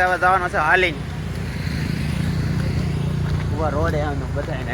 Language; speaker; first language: Gujarati; native; Gujarati